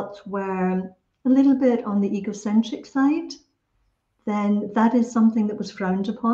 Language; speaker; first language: English; native; English